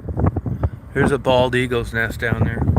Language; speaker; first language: English; native; English